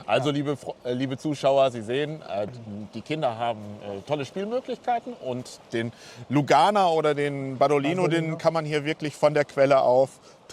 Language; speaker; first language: German; native; German